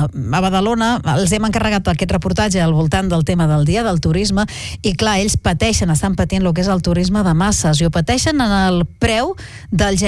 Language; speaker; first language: Catalan; native; Catalan